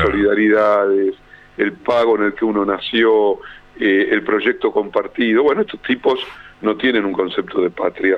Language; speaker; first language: Spanish; native; Spanish